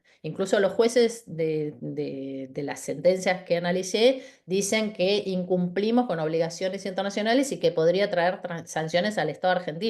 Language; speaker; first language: Spanish; native; Spanish